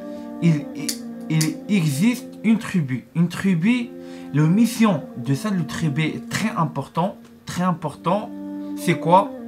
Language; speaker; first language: French; non-native, learner; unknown